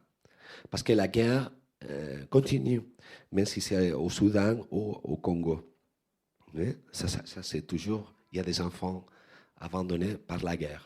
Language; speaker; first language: French; non-native, fluent; Spanish